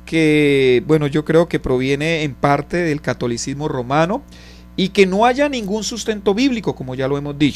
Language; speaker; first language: Spanish; native; Spanish